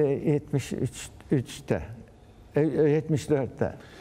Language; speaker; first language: Turkish; early bilingual, heritage; Turkish